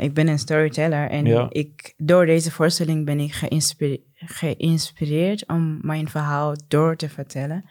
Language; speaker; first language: Dutch; non-native, learner; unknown